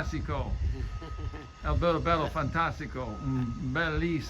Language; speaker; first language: Italian; non-native, learner; English